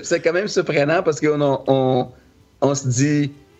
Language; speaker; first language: French; non-native, fluent; Portuguese